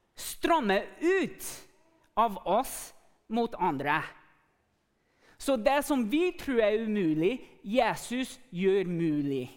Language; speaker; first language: Norwegian; non-native, fluent; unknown